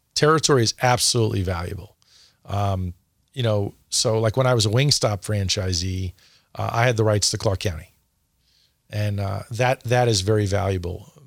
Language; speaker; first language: English; native; English